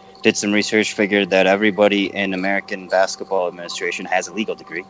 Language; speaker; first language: English; native; English